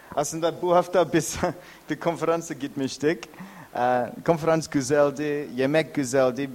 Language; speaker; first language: Turkish; non-native, fluent; English